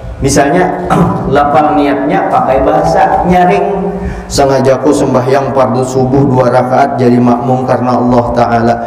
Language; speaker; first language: Indonesian; non-native, local second language; Banjar